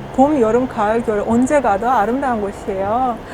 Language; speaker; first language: Korean; non-native, fluent; Azerbaijani